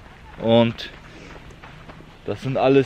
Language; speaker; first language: German; early bilingual, other home language; Turkish